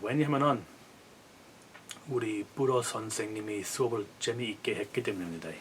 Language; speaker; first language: Korean; non-native, fluent; English